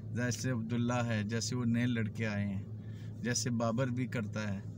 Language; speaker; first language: Urdu; native; Urdu